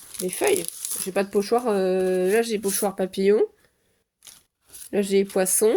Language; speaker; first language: French; native; French